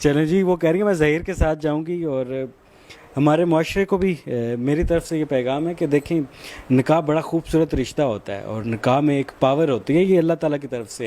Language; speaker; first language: Urdu; native; Urdu